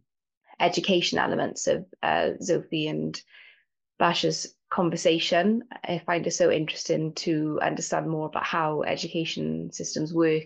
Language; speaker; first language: English; native; English